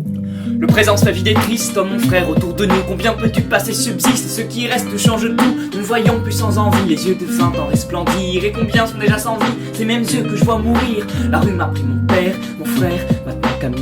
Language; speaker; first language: French; native; French